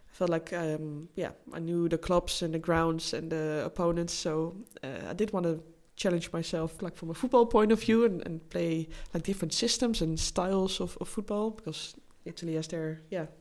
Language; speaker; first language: English; non-native, fluent; Dutch